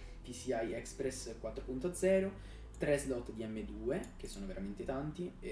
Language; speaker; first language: Italian; native; Italian